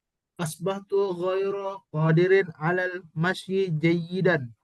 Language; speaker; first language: Arabic; non-native, learner; Indonesian